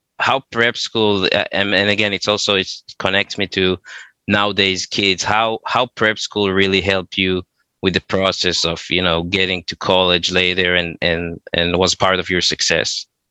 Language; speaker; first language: English; non-native, fluent; Hebrew